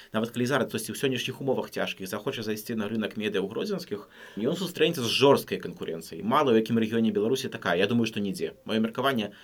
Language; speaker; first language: Belarusian; non-native, local second language; Russian